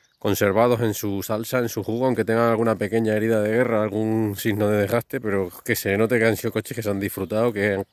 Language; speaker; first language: Spanish; native; Spanish